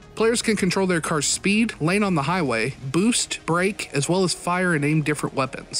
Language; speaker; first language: English; native; English